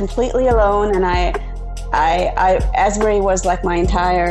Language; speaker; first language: English; non-native, fluent; Hungarian